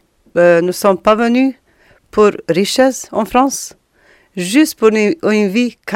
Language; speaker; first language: French; non-native, learner; Albanian